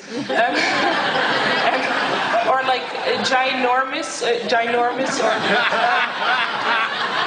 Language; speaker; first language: English; non-native, fluent; Dutch